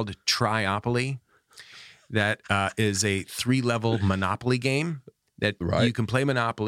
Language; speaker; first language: English; native; English